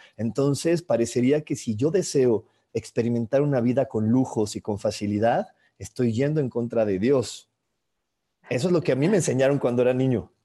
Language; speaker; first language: Spanish; native; Spanish